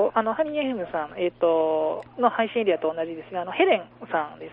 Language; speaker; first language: Japanese; native; Japanese